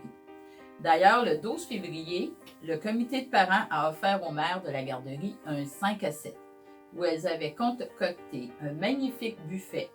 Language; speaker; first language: French; native; French